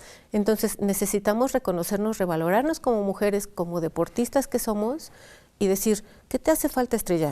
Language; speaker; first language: Spanish; native; Spanish